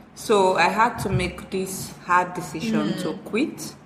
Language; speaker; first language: English; non-native, local second language; Fula